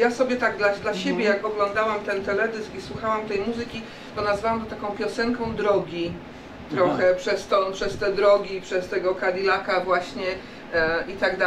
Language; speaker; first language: Polish; native; Polish